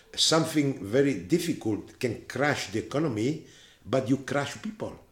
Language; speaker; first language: English; non-native, fluent; Italian